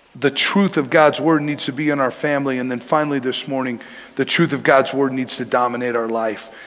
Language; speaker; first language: English; native; English